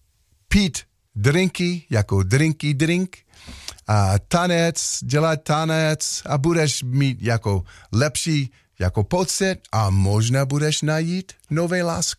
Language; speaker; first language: Slovak; non-native, learner; English